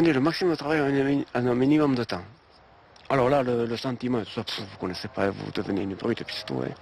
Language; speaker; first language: French; native; French